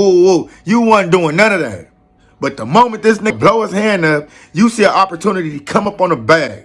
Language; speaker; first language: English; native; English